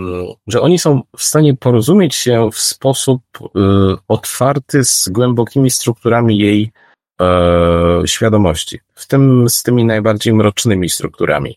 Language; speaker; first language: Polish; native; Polish